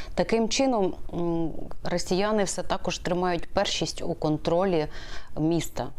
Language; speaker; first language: Ukrainian; native; Ukrainian